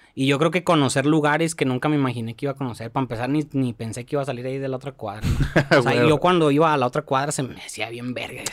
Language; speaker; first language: Spanish; native; Spanish